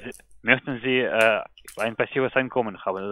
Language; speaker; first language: German; non-native, learner; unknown